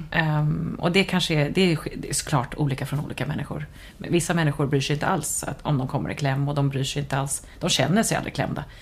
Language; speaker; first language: Swedish; native; Swedish